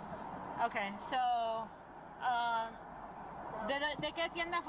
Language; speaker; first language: Spanish; early bilingual, heritage; Spanish